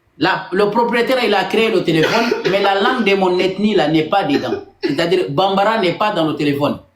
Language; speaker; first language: French; non-native, local second language; Bambara